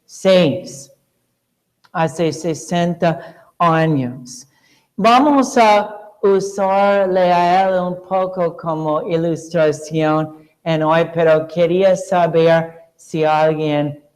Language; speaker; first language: Spanish; non-native, fluent; English